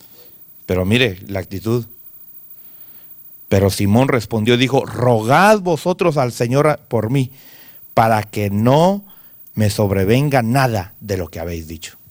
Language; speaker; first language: Spanish; native; Spanish